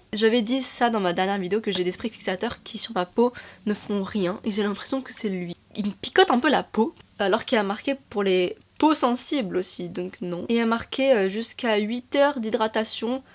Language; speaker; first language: French; native; French